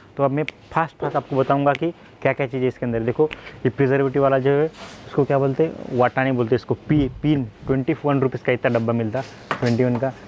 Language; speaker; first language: Hindi; non-native, local second language; Marathi